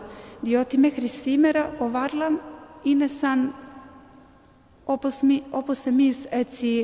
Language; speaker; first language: Greek; non-native, fluent; Serbian